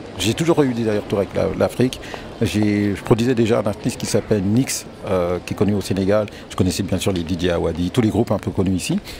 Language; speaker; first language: French; early bilingual, other home language; Wolof